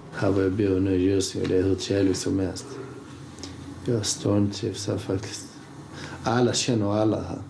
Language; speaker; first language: Swedish; early bilingual, other home language; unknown